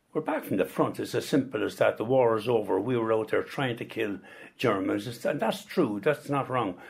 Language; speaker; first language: English; native; English